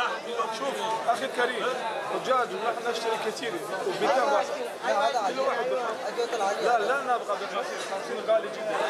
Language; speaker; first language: Arabic; non-native, learner; Tajik